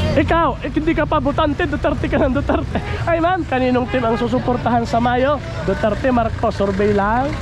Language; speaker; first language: Filipino; native; Filipino